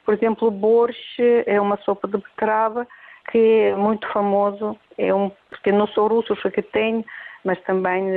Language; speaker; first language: Portuguese; non-native, fluent; Russian